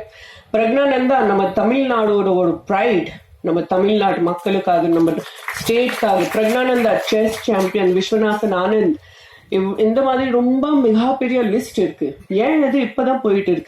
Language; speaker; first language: Tamil; non-native, fluent; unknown